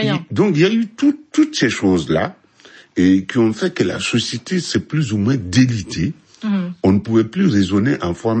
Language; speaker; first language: French; non-native, local second language; Mossi